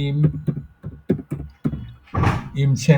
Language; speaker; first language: German; non-native, fluent; Bangla